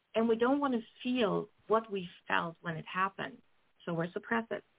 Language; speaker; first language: English; non-native, fluent; German